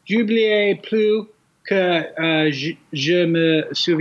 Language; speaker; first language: French; non-native, learner; English